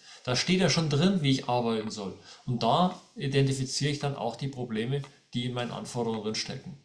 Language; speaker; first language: German; native; German